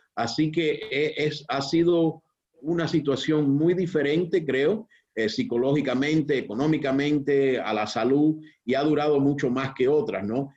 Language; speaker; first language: Spanish; early bilingual, heritage; Spanish